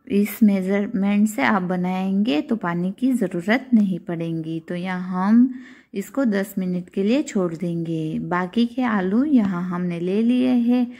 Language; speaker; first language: Hindi; non-native, local second language; Gujarati